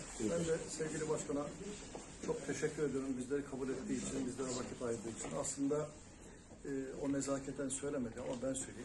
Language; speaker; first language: Turkish; native; Turkish